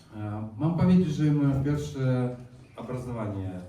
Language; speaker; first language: Polish; non-native, learner; Russian